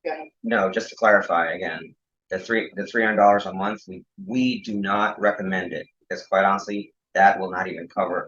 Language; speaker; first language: English; native; English